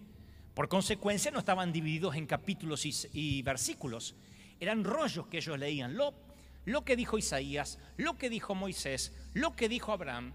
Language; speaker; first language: Spanish; native; Spanish